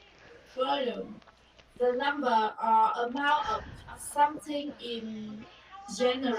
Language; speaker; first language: English; non-native, learner; Vietnamese